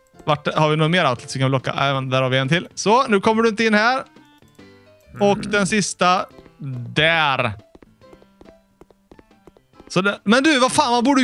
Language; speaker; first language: Swedish; native; Swedish